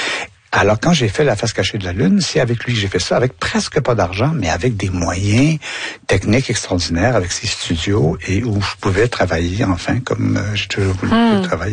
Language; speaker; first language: French; native; French